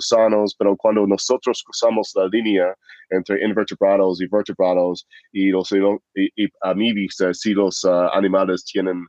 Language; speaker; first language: Spanish; non-native, fluent; English